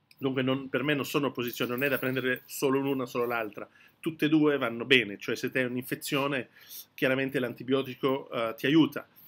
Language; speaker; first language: Italian; early bilingual, heritage; French